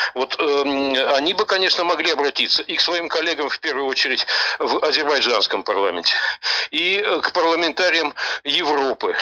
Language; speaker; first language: Russian; native; Russian